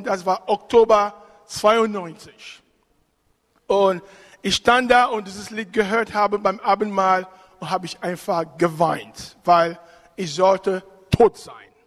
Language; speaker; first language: German; non-native, fluent; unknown